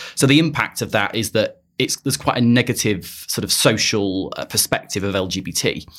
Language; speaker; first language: English; native; English